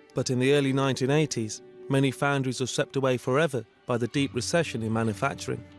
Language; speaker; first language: English; native; English